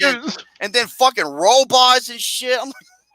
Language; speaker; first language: English; native; English